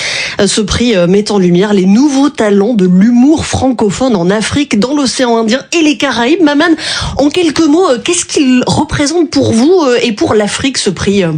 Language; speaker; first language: French; native; French